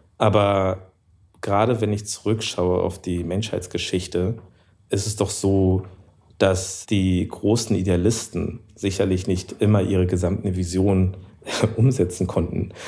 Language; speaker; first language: German; early bilingual, other home language; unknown